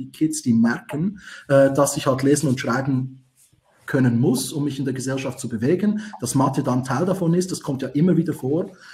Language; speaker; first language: German; native; German